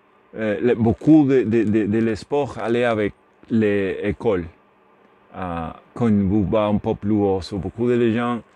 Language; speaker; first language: French; non-native, learner; Spanish